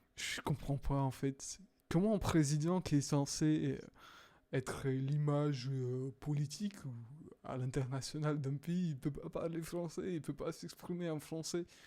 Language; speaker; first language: French; non-native, fluent; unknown